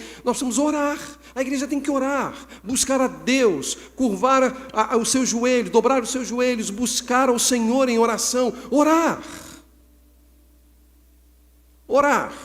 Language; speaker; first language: Portuguese; native; Portuguese